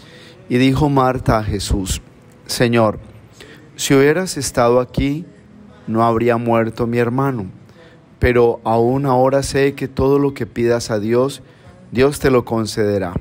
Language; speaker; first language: Spanish; native; Spanish